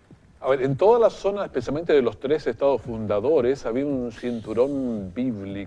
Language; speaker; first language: Spanish; native; Spanish